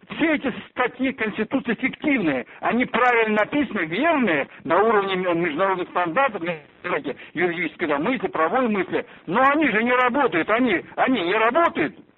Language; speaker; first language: Russian; non-native, local second language; Uzbek